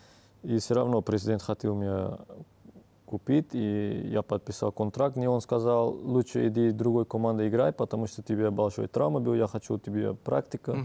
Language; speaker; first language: Russian; non-native, learner; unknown